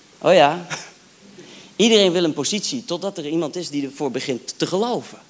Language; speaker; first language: Dutch; native; Dutch